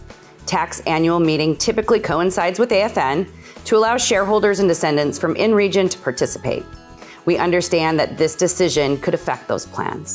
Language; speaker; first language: English; native; English